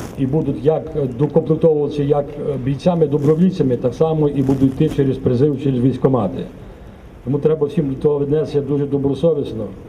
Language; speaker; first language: Ukrainian; native; Ukrainian